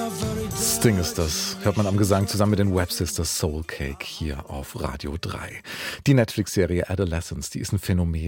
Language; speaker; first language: German; native; German